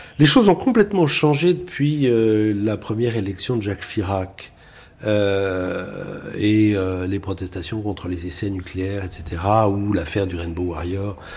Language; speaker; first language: French; native; French